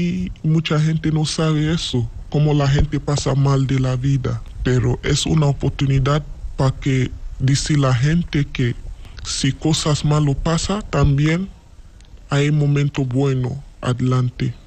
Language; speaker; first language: Spanish; non-native, learner; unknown